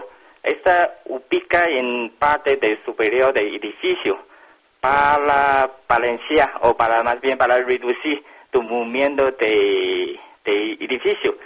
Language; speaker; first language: Spanish; non-native, learner; Chinese